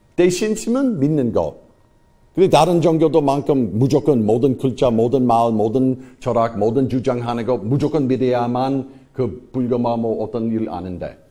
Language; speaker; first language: Korean; non-native, fluent; English